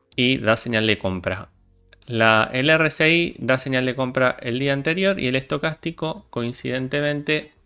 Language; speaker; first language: Spanish; native; Spanish